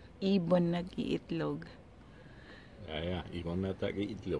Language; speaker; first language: Filipino; non-native, local second language; Cebuano